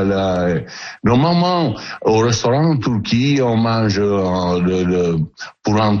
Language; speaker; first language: French; non-native, learner; Italian